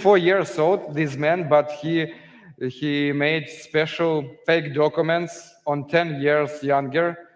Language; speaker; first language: English; non-native, learner; Ukrainian